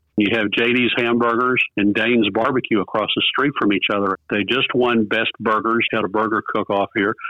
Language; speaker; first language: English; native; English